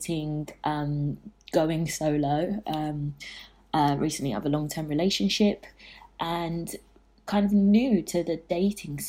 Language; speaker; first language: English; native; English